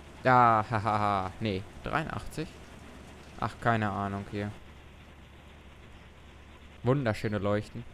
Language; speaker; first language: German; native; German